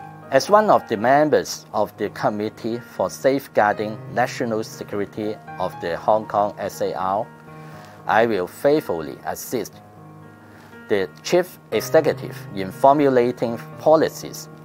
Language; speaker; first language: English; non-native, local second language; Cantonese